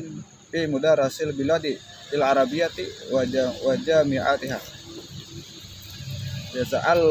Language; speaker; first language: Arabic; non-native, learner; Indonesian